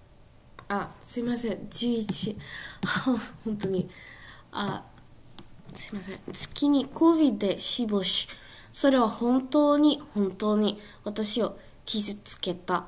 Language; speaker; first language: Japanese; non-native, learner; English